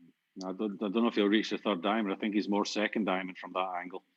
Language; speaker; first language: English; native; English